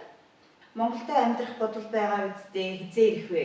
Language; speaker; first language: Mongolian; native; Mongolian